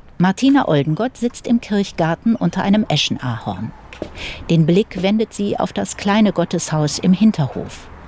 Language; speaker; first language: German; native; German